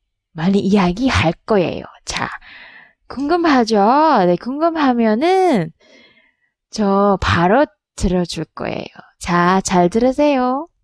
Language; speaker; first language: Korean; non-native, learner; Indonesian